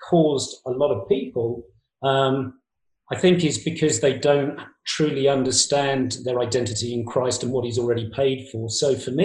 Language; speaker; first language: English; native; English